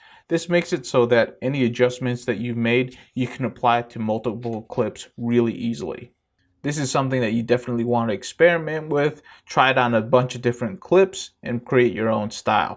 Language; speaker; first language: English; native; English